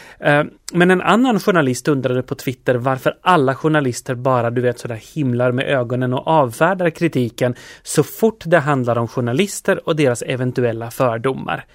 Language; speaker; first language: Swedish; native; Swedish